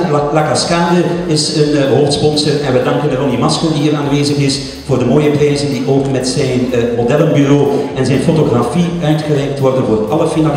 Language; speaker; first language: Dutch; native; Dutch